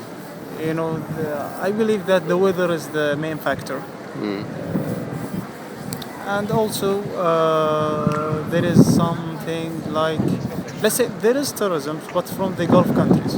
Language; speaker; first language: English; non-native, fluent; Arabic